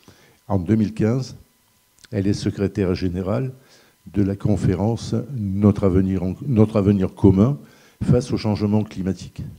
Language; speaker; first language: French; native; French